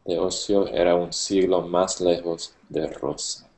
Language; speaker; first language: Spanish; non-native, learner; English